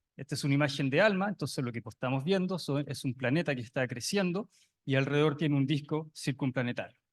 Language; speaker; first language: Spanish; native; Spanish